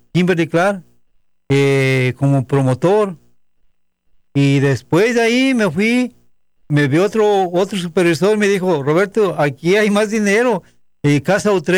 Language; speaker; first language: Spanish; native; Spanish